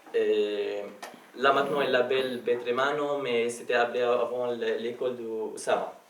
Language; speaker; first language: French; non-native, fluent; Arabic